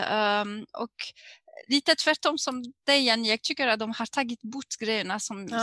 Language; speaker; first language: Swedish; non-native, fluent; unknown